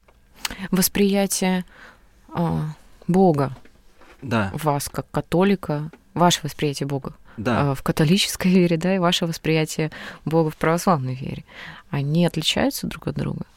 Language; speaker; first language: Russian; native; Russian